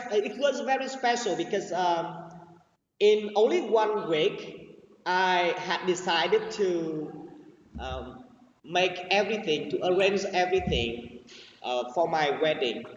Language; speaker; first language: English; non-native, learner; Vietnamese